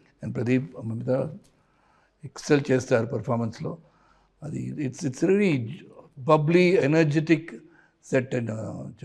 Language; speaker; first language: Telugu; non-native, fluent; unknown